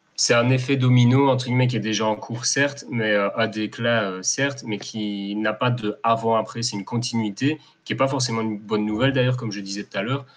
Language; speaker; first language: French; native; French